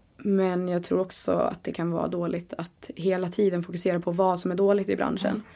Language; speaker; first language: Swedish; native; Swedish